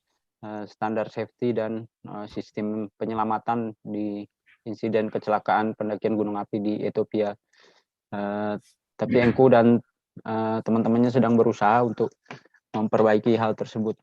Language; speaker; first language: Indonesian; native; Indonesian